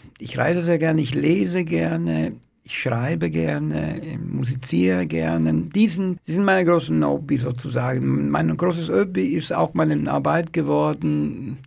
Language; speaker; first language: German; non-native, fluent; Italian